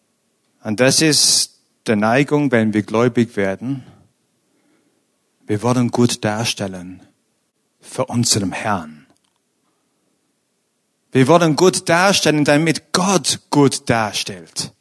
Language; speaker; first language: German; non-native, fluent; English